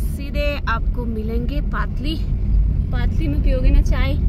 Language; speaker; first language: Hindi; native; Hindi